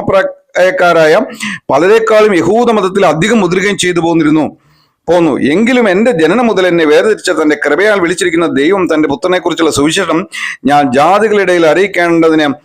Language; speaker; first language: Malayalam; native; Malayalam